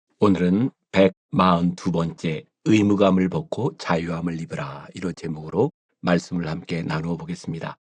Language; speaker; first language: Korean; native; Korean